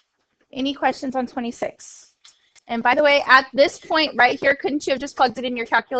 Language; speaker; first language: English; native; English